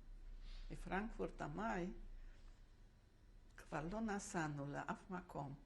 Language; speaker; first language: Hebrew; non-native, fluent; Polish